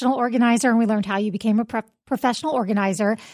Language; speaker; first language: English; native; English